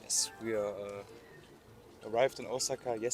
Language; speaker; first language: English; non-native, learner; German